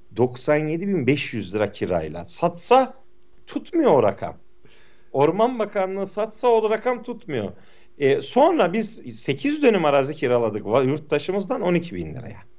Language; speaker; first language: Turkish; non-native, local second language; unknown